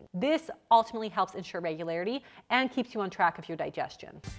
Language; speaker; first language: English; native; English